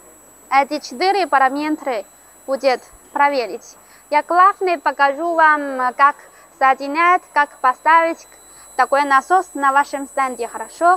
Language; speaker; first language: Russian; non-native, learner; Chinese